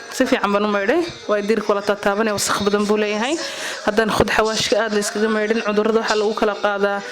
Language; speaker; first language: Somali; early bilingual, heritage; Somali